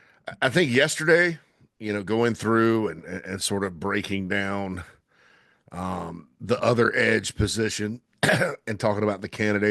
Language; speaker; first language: English; native; English